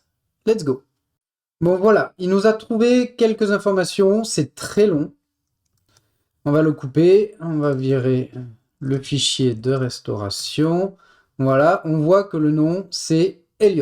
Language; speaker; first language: French; native; French